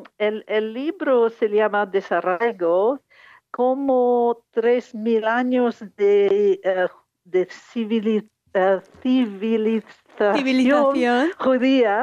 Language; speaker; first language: Spanish; non-native, fluent; English